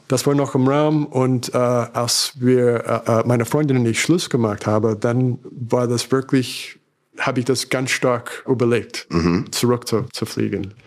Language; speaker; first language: German; non-native, fluent; English